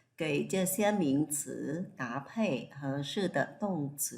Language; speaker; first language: Chinese; non-native, fluent; Thai